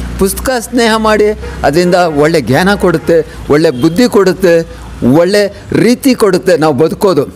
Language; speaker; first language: Kannada; non-native, local second language; Urdu